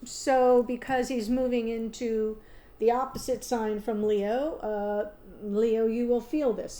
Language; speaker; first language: English; native; English